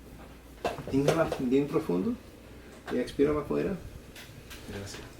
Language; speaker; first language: Spanish; early bilingual, heritage; English